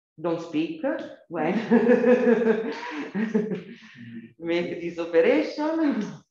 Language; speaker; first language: English; non-native, learner; Italian